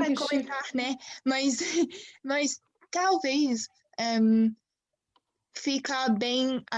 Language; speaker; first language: Portuguese; non-native, fluent; English